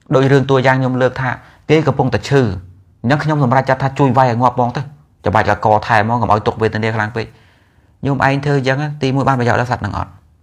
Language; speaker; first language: Khmer; native; Khmer